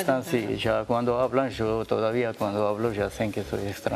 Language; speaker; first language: Spanish; non-native, learner; Armenian